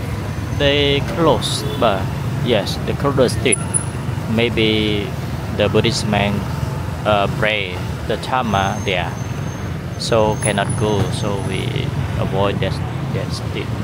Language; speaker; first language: English; non-native, learner; Khmer